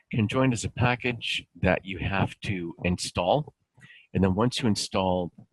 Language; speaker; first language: English; native; English